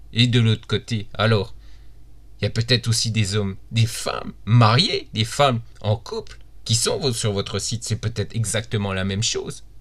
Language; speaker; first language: French; native; French